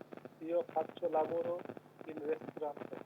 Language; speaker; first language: Italian; non-native, learner; Bangla